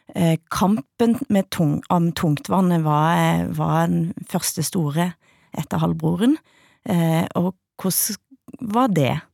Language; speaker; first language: Norwegian; native; Norwegian